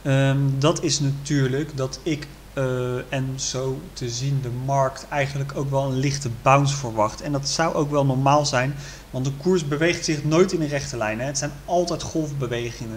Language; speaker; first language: Dutch; native; Dutch